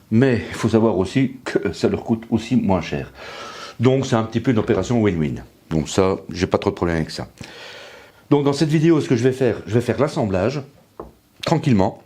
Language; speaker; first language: French; native; French